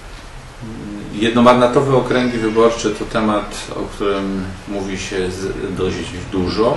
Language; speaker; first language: Polish; native; Polish